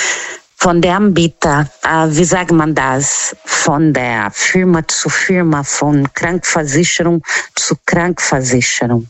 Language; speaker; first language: German; non-native, learner; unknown